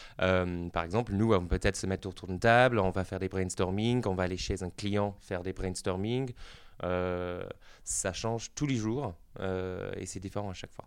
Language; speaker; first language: French; non-native, fluent; English